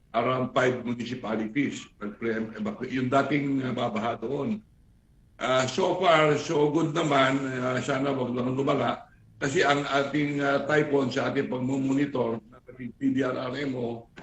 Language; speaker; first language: Filipino; non-native, local second language; Iloko